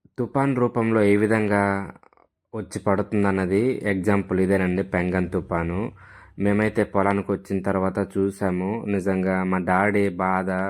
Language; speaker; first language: Telugu; non-native, local second language; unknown